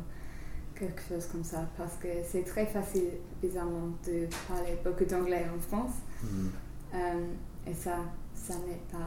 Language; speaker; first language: French; non-native, learner; English